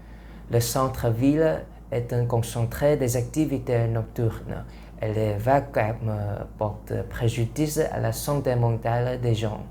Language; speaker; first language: French; non-native, learner; Vietnamese